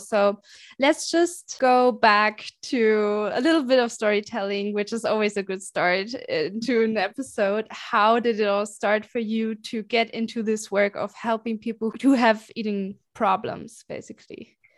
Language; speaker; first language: English; non-native, fluent; German